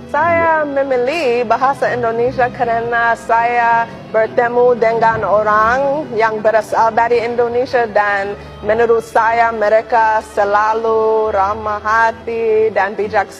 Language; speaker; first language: Indonesian; non-native, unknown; English